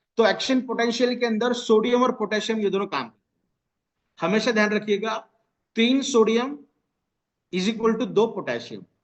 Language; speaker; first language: Hindi; non-native, local second language; Marathi